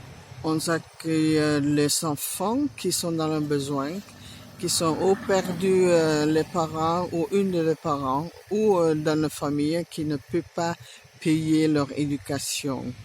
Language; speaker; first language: French; non-native, learner; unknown